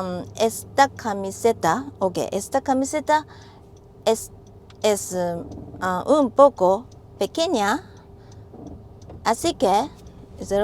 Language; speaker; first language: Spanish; non-native, learner; Japanese